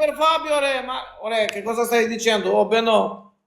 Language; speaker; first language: Italian; non-native, learner; Albanian